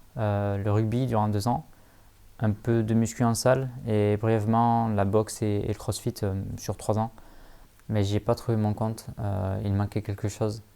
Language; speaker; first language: French; native; French